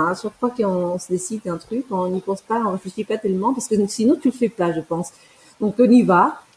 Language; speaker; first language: French; non-native, fluent; Spanish